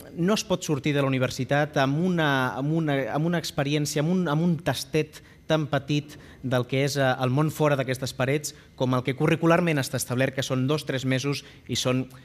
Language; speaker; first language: Catalan; native; Catalan